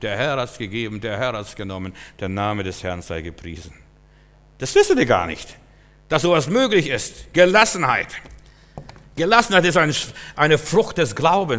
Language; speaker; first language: German; native; German